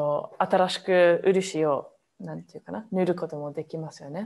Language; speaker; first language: Japanese; non-native, fluent; English